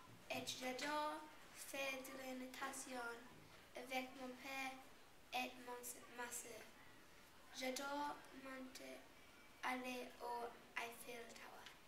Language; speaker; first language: French; non-native, learner; English